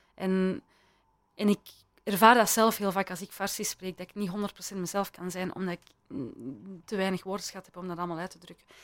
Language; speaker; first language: Dutch; early bilingual, other home language; Persian